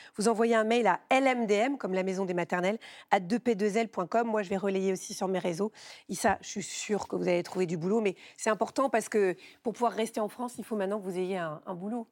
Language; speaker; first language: French; native; French